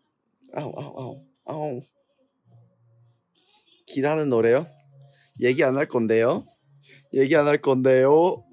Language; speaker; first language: Korean; non-native, fluent; English